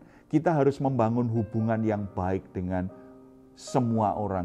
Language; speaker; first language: Indonesian; native; Indonesian